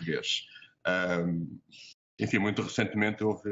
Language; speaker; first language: Portuguese; native; Portuguese